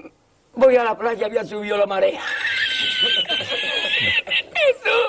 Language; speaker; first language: Spanish; native; Spanish